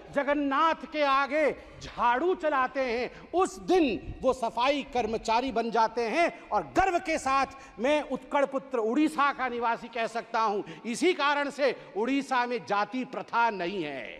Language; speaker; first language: Hindi; non-native, local second language; Odia